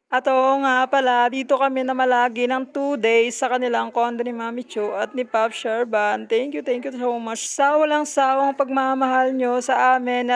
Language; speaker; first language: Filipino; non-native, local second language; Hiligaynon